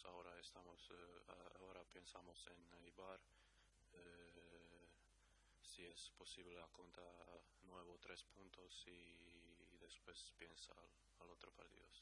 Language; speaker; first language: Spanish; non-native, learner; Croatian